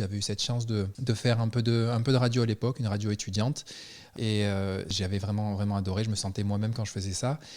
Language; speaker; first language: French; native; French